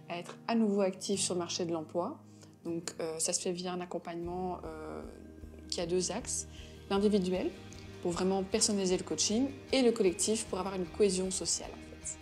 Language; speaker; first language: French; native; French